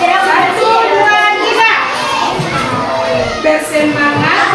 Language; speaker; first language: Indonesian; native; Indonesian